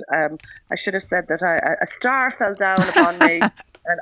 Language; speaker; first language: English; native; English